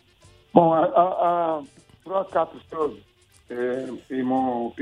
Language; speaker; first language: French; non-native, learner; Portuguese